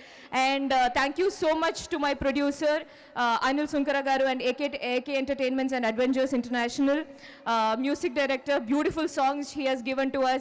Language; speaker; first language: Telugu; non-native, fluent; Malayalam